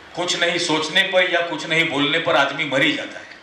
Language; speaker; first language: Hindi; non-native, local second language; Marathi